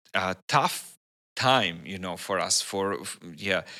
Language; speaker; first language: English; non-native, learner; Serbian